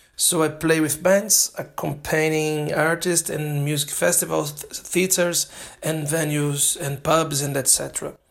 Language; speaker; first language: English; non-native, learner; Portuguese